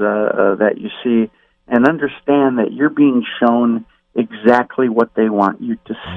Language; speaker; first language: English; native; English